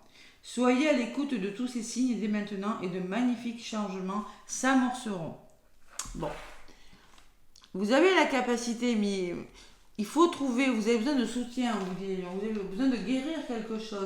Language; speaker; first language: French; native; French